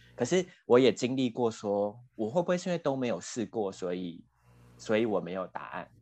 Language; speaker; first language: Chinese; native; Chinese